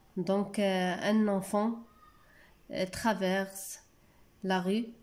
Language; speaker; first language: French; non-native, local second language; Arabic